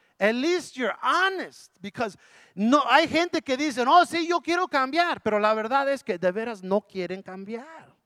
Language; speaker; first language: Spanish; early bilingual, heritage; Spanish